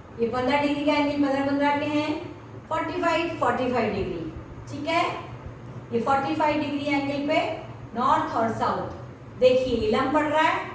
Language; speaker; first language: Hindi; native; Hindi